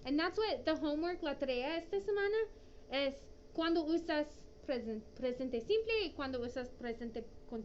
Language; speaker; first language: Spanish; non-native, fluent; English